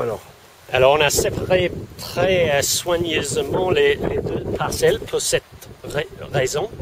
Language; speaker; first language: French; non-native, fluent; English